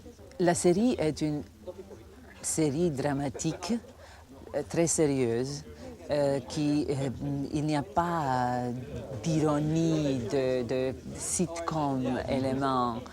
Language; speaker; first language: French; non-native, fluent; Croatian